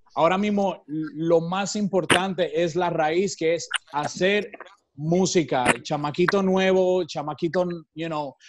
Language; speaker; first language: Spanish; native; Spanish